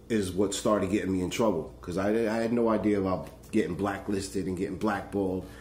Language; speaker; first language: English; native; English